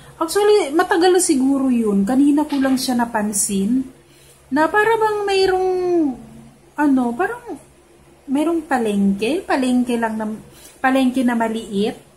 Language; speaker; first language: Filipino; non-native, local second language; Cebuano